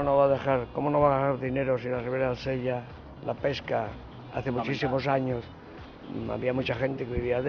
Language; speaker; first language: Spanish; native; Spanish